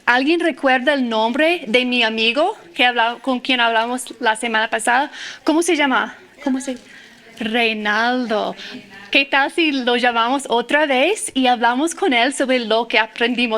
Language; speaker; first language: Spanish; non-native, fluent; English